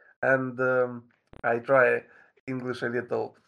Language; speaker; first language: English; non-native, learner; Russian